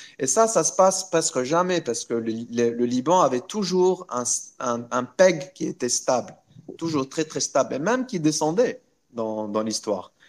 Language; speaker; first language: French; non-native, local second language; Arabic